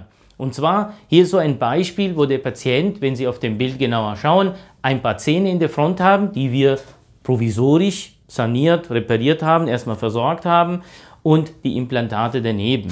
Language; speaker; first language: German; native; German